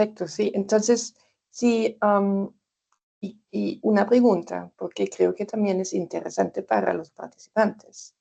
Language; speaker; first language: Spanish; non-native, fluent; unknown